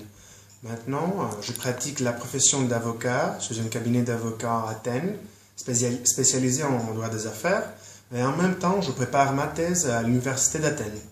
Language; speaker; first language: French; non-native, fluent; Greek